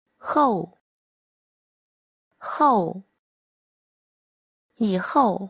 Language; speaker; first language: Chinese; non-native, fluent; Vietnamese